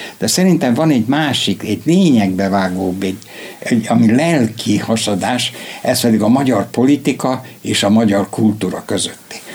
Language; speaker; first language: Hungarian; native; Hungarian